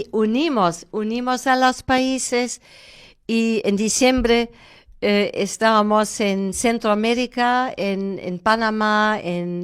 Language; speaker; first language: Spanish; non-native, fluent; German